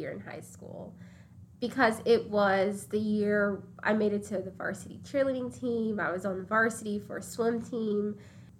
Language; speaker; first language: English; native; English